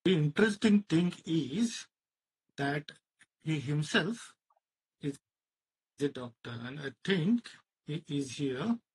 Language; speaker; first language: English; non-native, local second language; Marathi